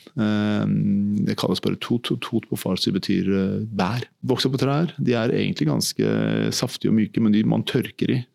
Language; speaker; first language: Norwegian; early bilingual, other home language; Persian